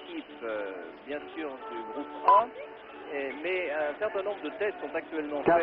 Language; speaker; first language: French; native; French